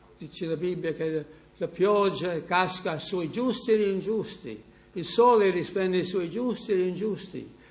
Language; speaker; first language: Italian; non-native, fluent; English